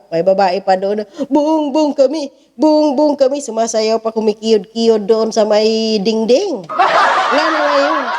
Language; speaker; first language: Filipino; non-native, local second language; Cebuano